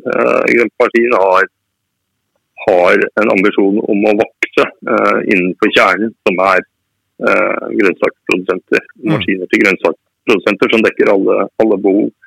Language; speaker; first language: Norwegian; native; Norwegian